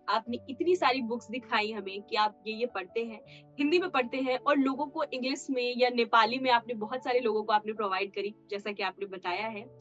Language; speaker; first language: Hindi; native; Hindi